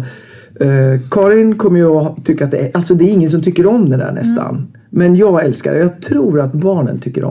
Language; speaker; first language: Swedish; native; Swedish